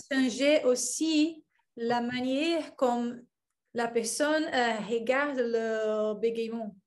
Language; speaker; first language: French; non-native, learner; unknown